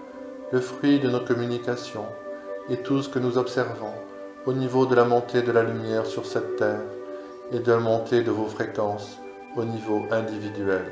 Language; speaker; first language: French; native; French